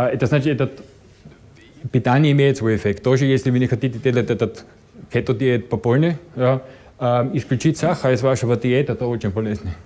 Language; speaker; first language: Russian; non-native, learner; German